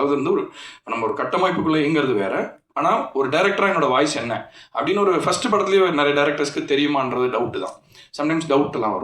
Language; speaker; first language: Tamil; native; Tamil